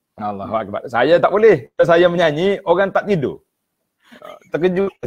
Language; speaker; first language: Malay; native; Malay